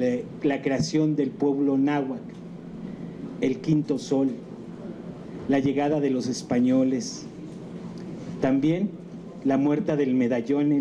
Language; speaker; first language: Spanish; native; Spanish